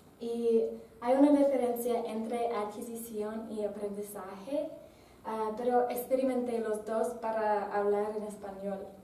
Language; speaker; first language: Spanish; non-native, fluent; English